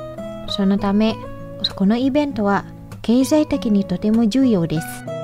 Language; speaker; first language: Japanese; non-native, fluent; Indonesian